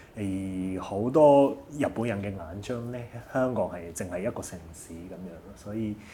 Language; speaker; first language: Cantonese; non-native, fluent; Japanese